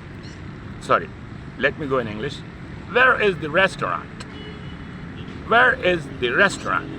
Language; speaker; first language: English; non-native, fluent; Urdu